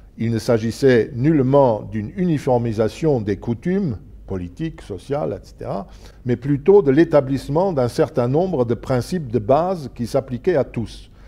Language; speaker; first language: French; non-native, local second language; Luxembourgish